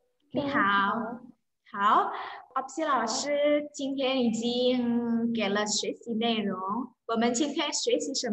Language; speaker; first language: Chinese; non-native, fluent; Indonesian